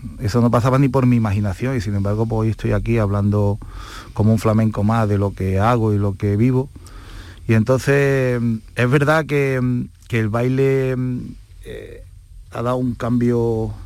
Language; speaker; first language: Spanish; native; Spanish